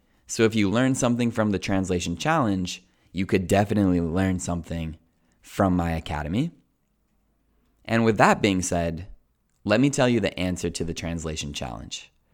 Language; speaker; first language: English; native; English